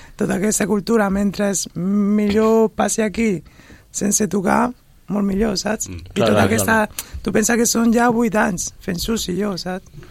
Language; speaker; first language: Catalan; non-native, fluent; Spanish